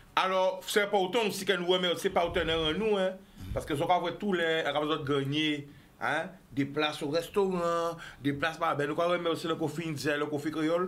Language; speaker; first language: French; non-native, local second language; Guadeloupean Creole French